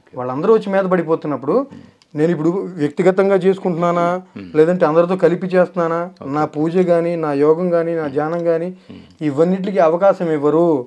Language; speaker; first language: Telugu; native; Telugu